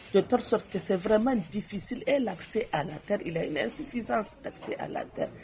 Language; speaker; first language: French; non-native, local second language; Hausa